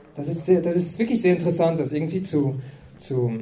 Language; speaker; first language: German; non-native, fluent; French